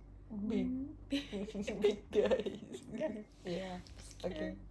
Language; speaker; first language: English; non-native, local second language; Indonesian